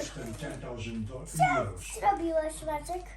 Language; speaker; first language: Polish; early bilingual, heritage; Polish